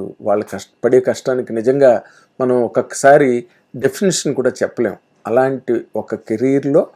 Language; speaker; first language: Telugu; native; Telugu